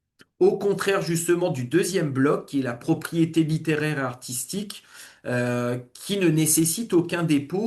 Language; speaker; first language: French; native; French